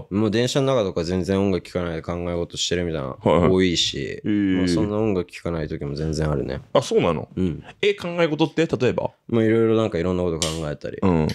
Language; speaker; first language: Japanese; native; Japanese